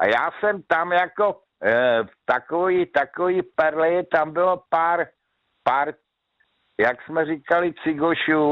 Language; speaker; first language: Czech; native; Czech